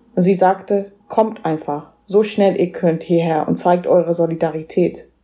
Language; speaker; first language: German; non-native, fluent; English